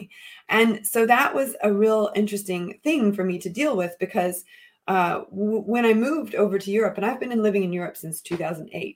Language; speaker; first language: English; native; English